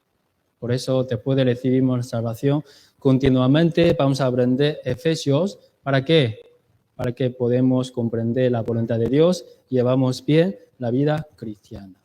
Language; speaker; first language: Spanish; non-native, learner; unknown